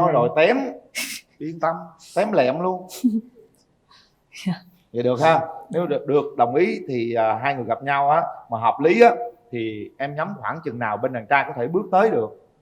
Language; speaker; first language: Vietnamese; native; Vietnamese